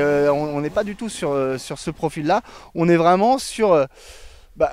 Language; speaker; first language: French; native; French